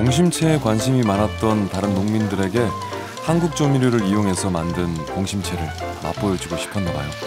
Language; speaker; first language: Korean; native; Korean